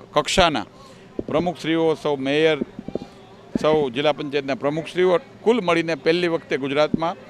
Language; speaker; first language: Gujarati; native; Gujarati